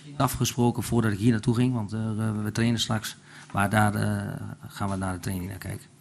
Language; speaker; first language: Dutch; native; Dutch